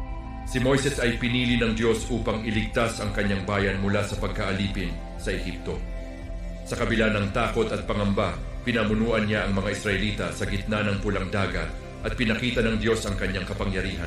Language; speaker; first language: Filipino; native; Filipino